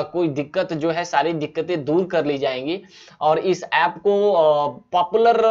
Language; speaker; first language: Hindi; native; Hindi